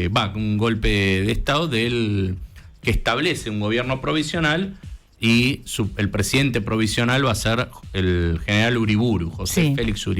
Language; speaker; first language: Spanish; native; Spanish